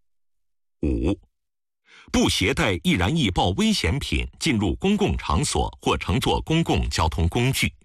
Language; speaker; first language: Chinese; native; Chinese